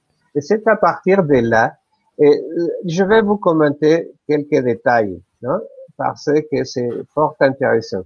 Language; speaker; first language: French; non-native, fluent; Spanish